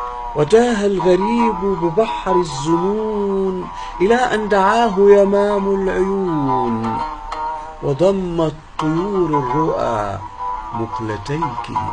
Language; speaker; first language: Arabic; native; Arabic